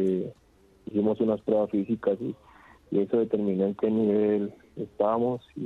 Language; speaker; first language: Spanish; native; Spanish